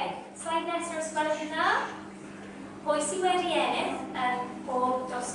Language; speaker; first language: Welsh; non-native, learner; English